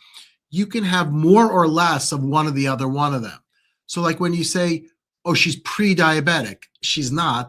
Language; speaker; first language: English; native; English